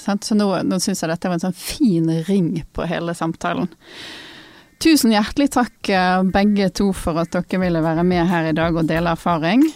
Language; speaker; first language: Norwegian; native; Norwegian